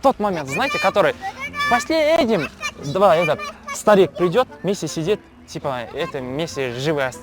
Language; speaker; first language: Russian; non-native, local second language; Kazakh